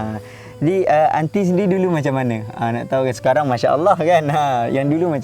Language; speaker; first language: Malay; native; Malay